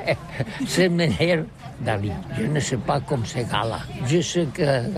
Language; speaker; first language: French; non-native, learner; Catalan